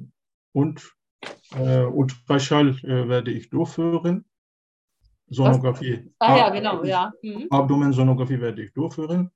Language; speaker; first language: German; non-native, learner; Turkish